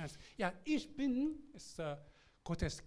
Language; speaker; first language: German; non-native, learner; Korean